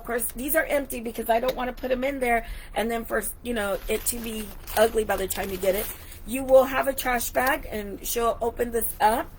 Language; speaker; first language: English; native; English